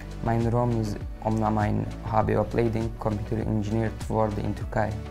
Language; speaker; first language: Dutch; non-native, learner; Turkish